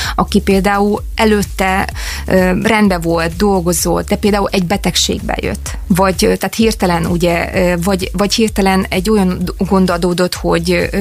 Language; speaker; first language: Hungarian; non-native, fluent; Ukrainian